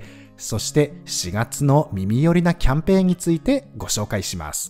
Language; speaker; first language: Japanese; native; Japanese